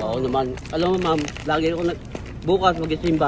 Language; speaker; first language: Filipino; native; Filipino